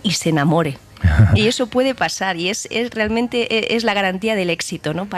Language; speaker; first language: Spanish; native; Spanish